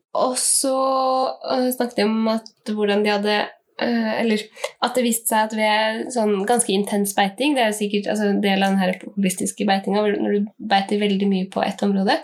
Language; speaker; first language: Norwegian; native; Norwegian